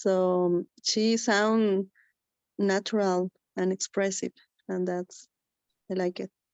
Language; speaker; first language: English; non-native, learner; Spanish